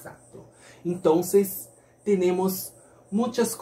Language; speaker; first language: Spanish; non-native, learner; Portuguese